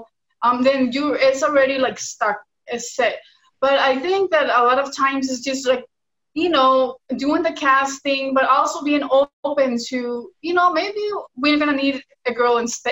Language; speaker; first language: English; early bilingual, other home language; Spanish